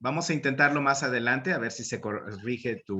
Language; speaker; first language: Spanish; native; Spanish